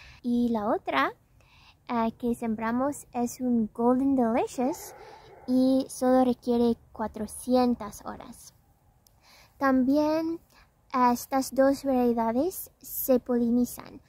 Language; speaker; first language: Spanish; non-native, fluent; English